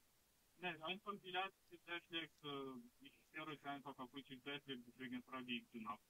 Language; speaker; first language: German; non-native, learner; Russian